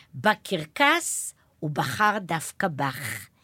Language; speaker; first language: Hebrew; native; Hebrew